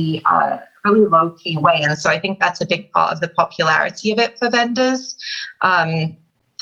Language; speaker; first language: English; native; English